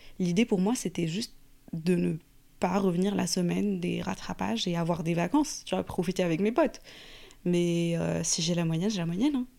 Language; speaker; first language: French; non-native, fluent; Arabic